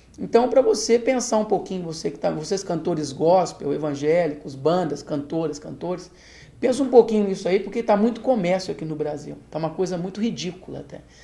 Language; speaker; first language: Portuguese; native; Portuguese